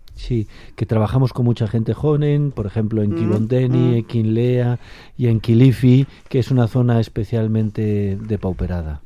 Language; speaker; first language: Spanish; native; Spanish